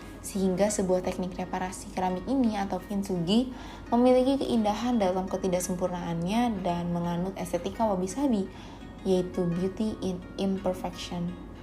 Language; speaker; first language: Indonesian; native; Indonesian